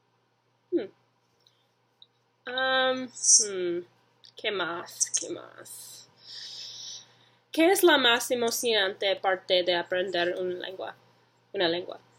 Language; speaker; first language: Spanish; early bilingual, heritage; English